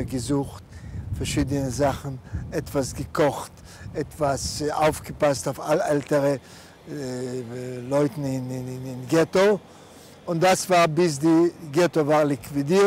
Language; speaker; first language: German; non-native, fluent; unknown